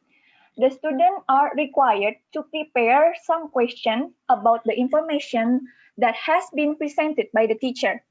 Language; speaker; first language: English; non-native, learner; Indonesian